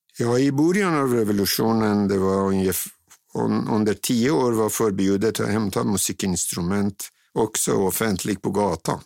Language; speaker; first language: Swedish; non-native, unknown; Persian